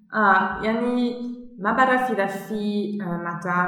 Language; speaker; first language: Arabic; non-native, learner; German